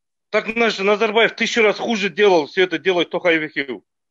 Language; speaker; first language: Russian; non-native, local second language; Kazakh